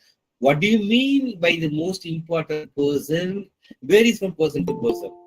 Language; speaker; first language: English; non-native, local second language; Tamil